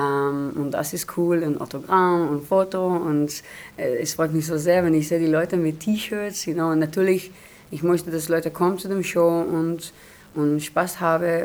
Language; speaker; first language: German; non-native, learner; Hebrew